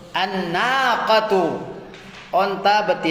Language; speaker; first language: Arabic; non-native, fluent; Indonesian